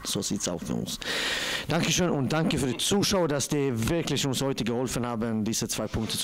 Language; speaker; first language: German; non-native, fluent; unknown